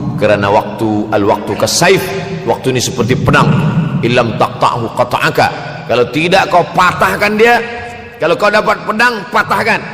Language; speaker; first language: Malay; native; Malay